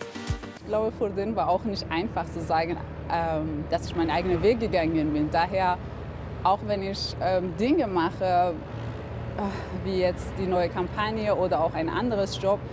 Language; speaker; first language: German; early bilingual, other home language; Persian